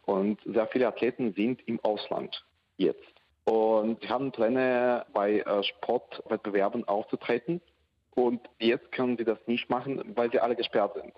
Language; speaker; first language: German; non-native, fluent; Russian